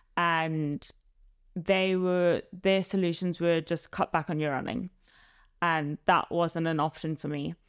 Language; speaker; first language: English; native; English